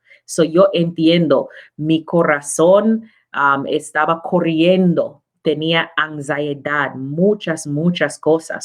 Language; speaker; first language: Spanish; non-native, learner; English